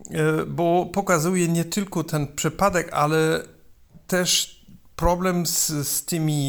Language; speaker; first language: Polish; non-native, learner; German